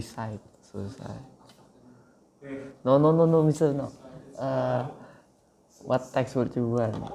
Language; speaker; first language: English; non-native, learner; Indonesian